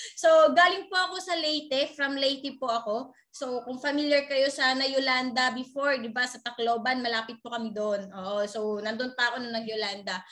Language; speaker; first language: Filipino; non-native, local second language; Waray